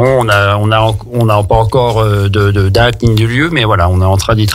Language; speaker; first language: French; native; French